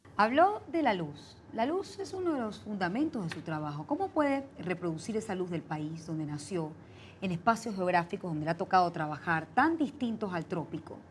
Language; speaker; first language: Spanish; native; Spanish